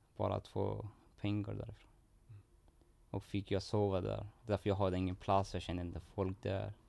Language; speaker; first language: Swedish; non-native, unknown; Persian